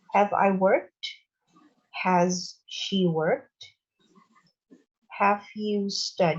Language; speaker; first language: English; non-native, local second language; Indonesian